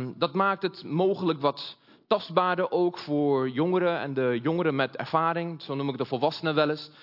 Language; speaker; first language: Dutch; early bilingual, other home language; Portuguese